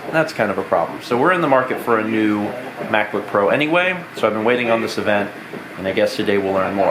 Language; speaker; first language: English; native; English